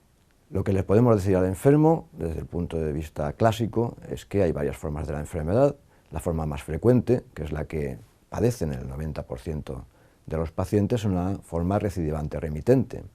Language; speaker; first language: Spanish; native; Spanish